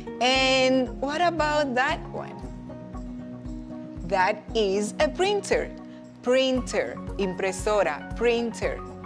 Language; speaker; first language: English; non-native, fluent; Spanish